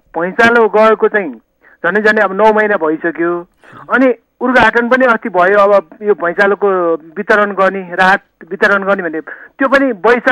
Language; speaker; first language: Nepali; native; Nepali